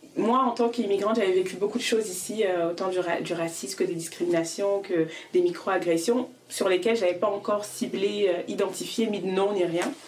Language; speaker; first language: French; native; French